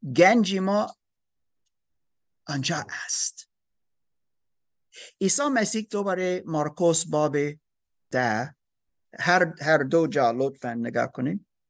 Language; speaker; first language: Persian; non-native, learner; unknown